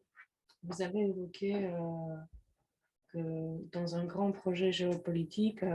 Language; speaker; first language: French; non-native, fluent; Polish